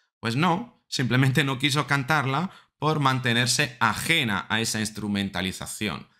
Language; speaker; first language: Spanish; non-native, fluent; Italian